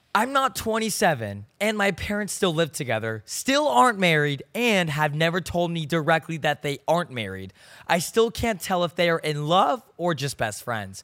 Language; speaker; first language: English; native; English